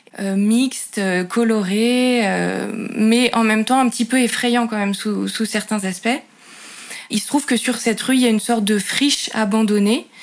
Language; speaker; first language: French; native; French